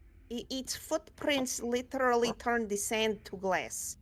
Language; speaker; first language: English; native; English